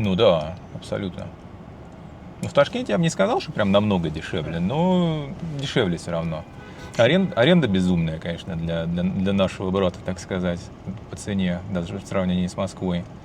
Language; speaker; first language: Russian; native; Russian